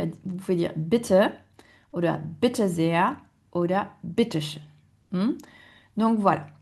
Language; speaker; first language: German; non-native, fluent; French